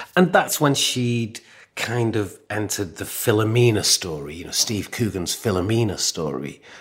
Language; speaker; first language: English; native; English